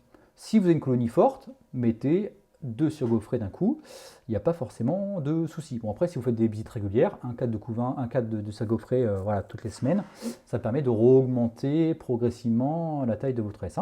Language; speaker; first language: French; native; French